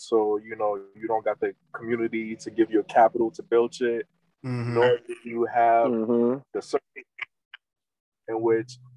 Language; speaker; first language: English; non-native, fluent; Haitian Creole